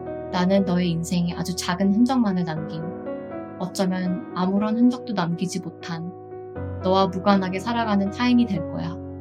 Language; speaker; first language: Korean; early bilingual, heritage; Korean